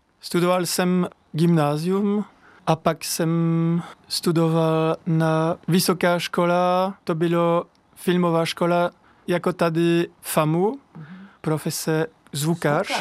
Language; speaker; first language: Czech; non-native, fluent; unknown